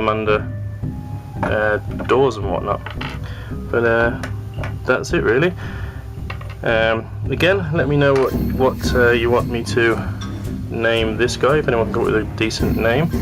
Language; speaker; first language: English; native; English